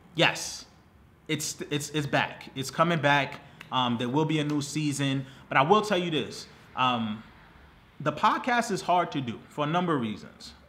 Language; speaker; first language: English; native; English